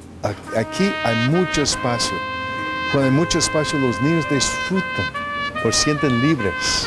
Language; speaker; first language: Spanish; non-native, fluent; English